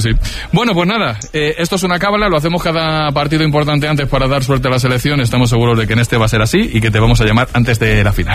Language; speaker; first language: Spanish; native; Spanish